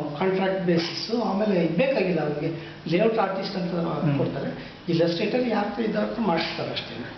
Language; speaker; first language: Kannada; native; Kannada